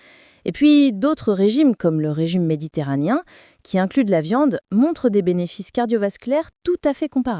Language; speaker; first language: French; native; French